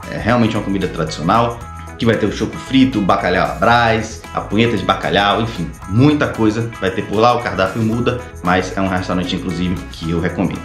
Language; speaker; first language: Portuguese; native; Portuguese